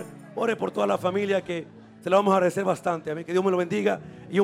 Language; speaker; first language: Spanish; native; Spanish